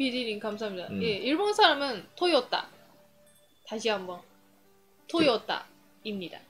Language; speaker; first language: Korean; non-native, fluent; Japanese